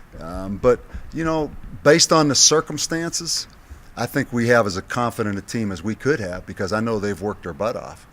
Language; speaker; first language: English; native; English